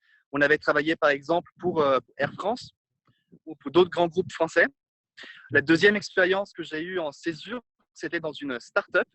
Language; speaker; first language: French; non-native, fluent; Italian